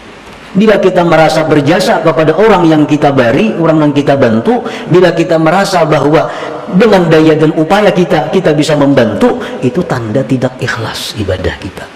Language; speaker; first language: Indonesian; non-native, local second language; Banjar